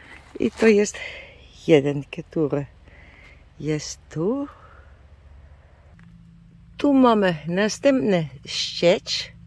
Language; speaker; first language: Polish; non-native, learner; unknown